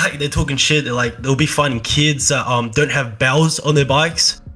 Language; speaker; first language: English; native; English